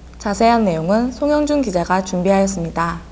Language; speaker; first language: Korean; native; Korean